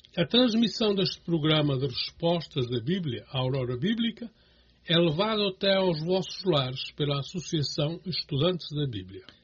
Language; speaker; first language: Portuguese; native; Portuguese